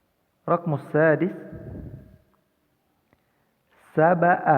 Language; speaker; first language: Arabic; non-native, fluent; Indonesian